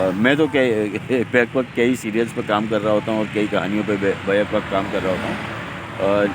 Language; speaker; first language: Urdu; non-native, local second language; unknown